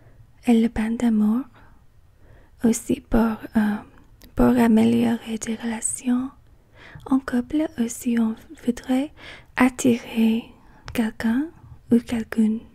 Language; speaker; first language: French; non-native, learner; English